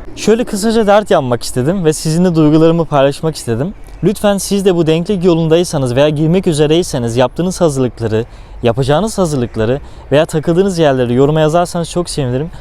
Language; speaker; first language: Turkish; early bilingual, heritage; Turkish